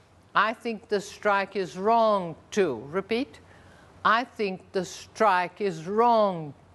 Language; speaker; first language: English; non-native, fluent; Portuguese